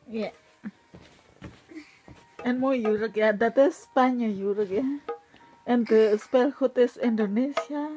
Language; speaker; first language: Dutch; non-native, learner; Indonesian